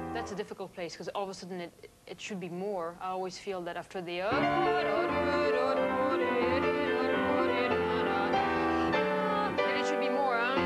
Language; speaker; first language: English; non-native, fluent; French